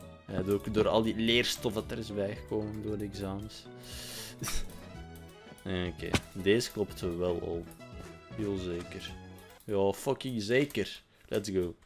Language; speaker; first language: Dutch; native; Dutch